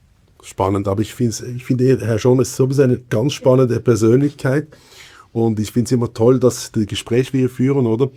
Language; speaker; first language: German; native; German